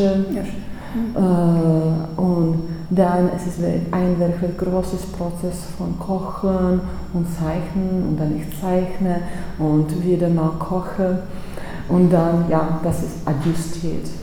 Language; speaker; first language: German; non-native, fluent; Czech